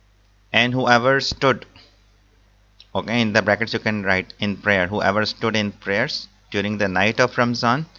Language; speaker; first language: English; non-native, local second language; Urdu